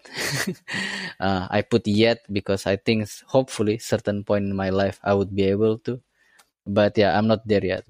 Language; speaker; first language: English; non-native, fluent; Indonesian